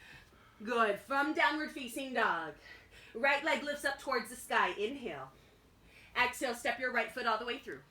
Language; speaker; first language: English; native; English